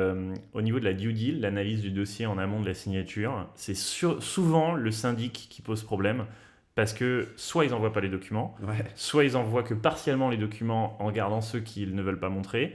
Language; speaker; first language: French; native; French